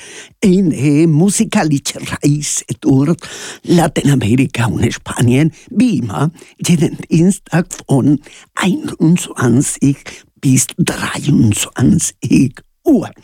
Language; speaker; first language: German; non-native, learner; Spanish